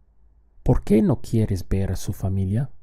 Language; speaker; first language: Spanish; non-native, fluent; English